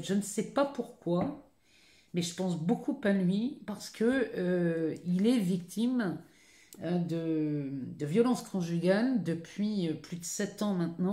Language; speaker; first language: French; native; French